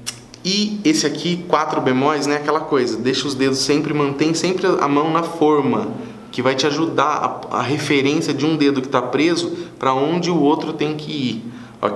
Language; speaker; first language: Portuguese; native; Portuguese